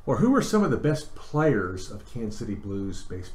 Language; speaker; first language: English; native; English